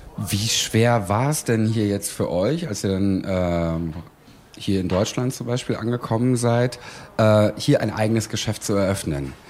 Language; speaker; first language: German; native; German